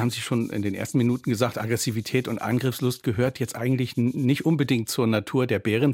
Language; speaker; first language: German; native; German